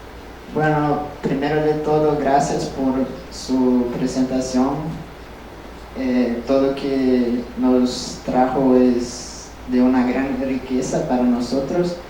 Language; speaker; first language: Spanish; non-native, fluent; Portuguese